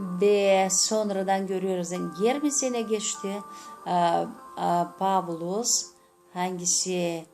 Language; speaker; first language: Turkish; non-native, fluent; Gagauz